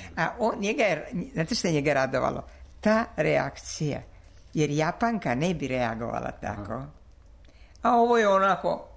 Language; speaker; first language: Serbian; non-native, local second language; Slovak